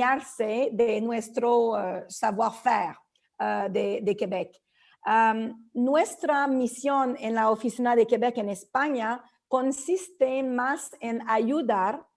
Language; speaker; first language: Spanish; non-native, fluent; French